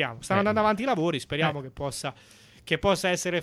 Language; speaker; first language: Italian; native; Italian